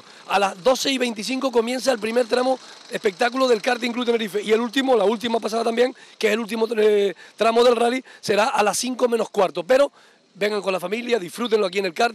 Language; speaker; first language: Spanish; native; Spanish